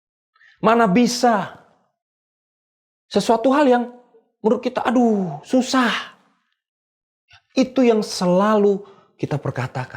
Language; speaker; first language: Indonesian; native; Indonesian